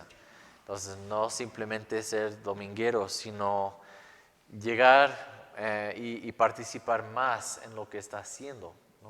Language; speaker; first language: Spanish; non-native, fluent; English